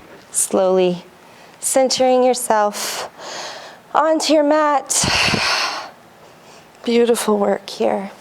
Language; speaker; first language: English; native; English